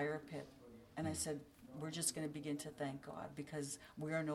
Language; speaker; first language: English; native; English